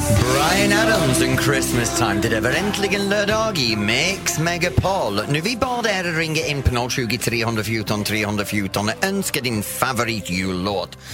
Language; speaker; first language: Swedish; non-native, fluent; English